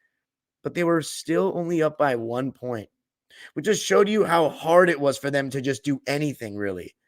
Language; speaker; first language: English; native; English